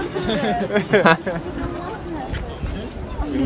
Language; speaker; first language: English; non-native, fluent; Spanish